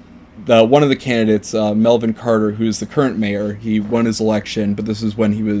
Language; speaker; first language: English; native; English